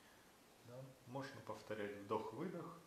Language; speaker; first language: Russian; native; Russian